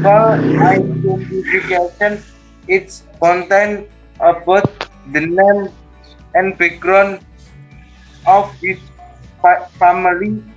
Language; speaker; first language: English; non-native, learner; Indonesian